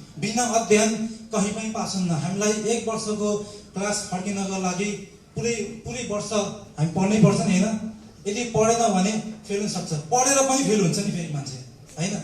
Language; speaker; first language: Nepali; native; Nepali